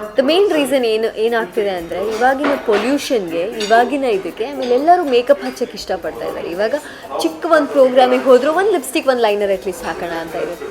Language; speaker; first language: Kannada; non-native, local second language; Kodava